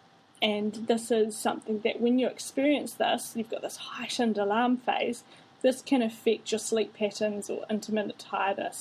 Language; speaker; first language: English; native; English